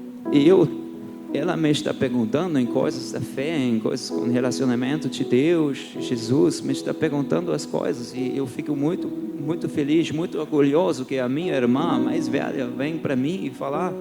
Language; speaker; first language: Portuguese; early bilingual, heritage; Portuguese